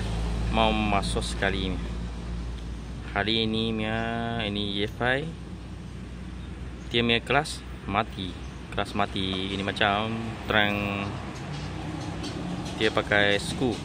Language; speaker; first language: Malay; non-native, local second language; Chinese